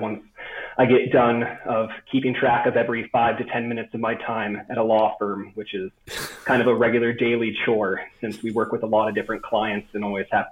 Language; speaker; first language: English; native; English